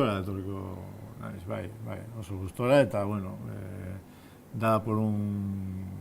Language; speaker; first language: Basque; non-native, local second language; Spanish